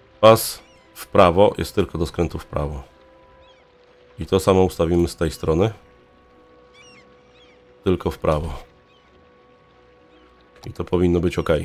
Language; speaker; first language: Polish; native; Polish